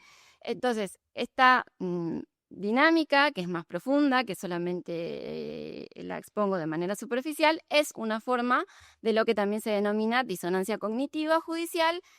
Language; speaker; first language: Spanish; native; Spanish